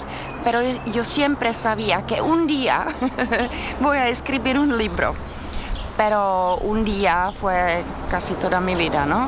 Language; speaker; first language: Spanish; non-native, fluent; Czech